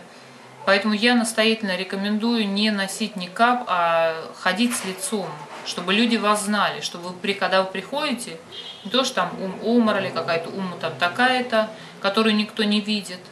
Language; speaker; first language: Russian; native; Russian